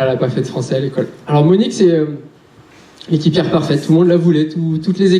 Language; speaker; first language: French; native; French